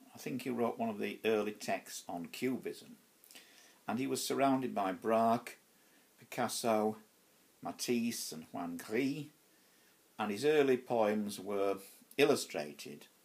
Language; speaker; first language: English; native; English